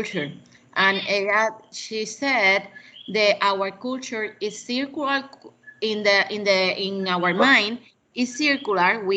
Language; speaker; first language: English; non-native, learner; Spanish